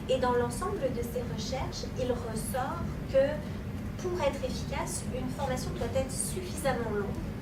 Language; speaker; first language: French; native; French